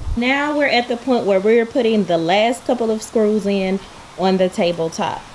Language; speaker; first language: English; native; English